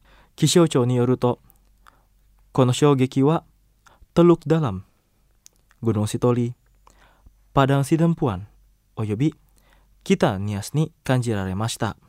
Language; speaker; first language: Japanese; non-native, fluent; Indonesian